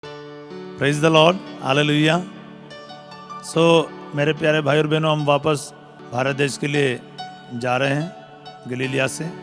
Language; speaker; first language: Hindi; native; Hindi